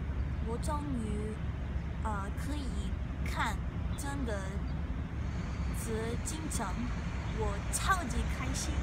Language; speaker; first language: Chinese; non-native, learner; English